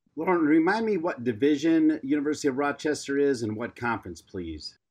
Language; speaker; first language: English; native; English